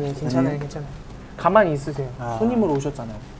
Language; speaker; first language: Korean; native; Korean